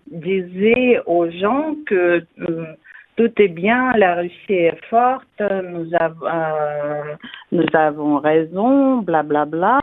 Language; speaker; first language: French; non-native, fluent; Russian